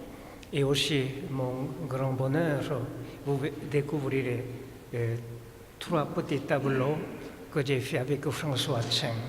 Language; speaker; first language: French; non-native, fluent; Korean